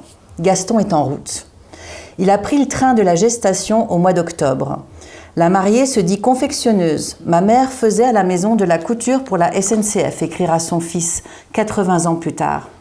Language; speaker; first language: French; native; French